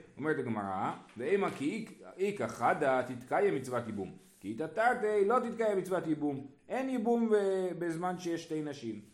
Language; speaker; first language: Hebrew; native; Hebrew